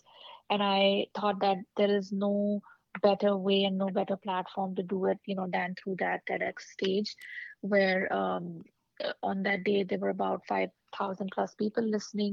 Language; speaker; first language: English; non-native, local second language; Hindi